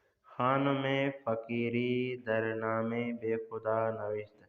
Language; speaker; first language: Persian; non-native, fluent; Urdu